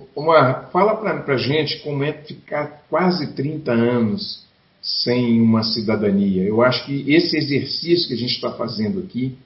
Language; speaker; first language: Portuguese; native; Portuguese